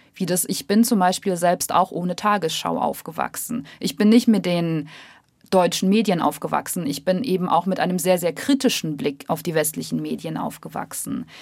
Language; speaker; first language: German; early bilingual, other home language; Russian